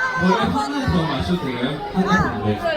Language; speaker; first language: Korean; non-native, fluent; Chinese